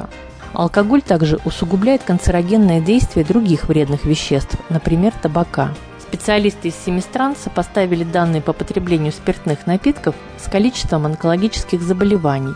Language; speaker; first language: Russian; native; Russian